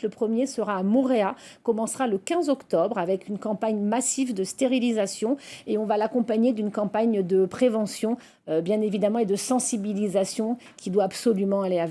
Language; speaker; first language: French; native; French